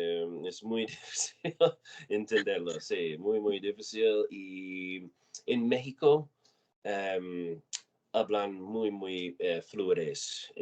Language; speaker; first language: Spanish; non-native, learner; English